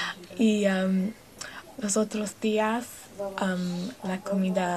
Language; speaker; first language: Spanish; non-native, learner; English